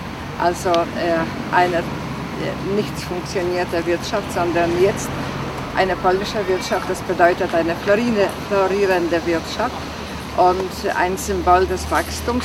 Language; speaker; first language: German; non-native, fluent; Polish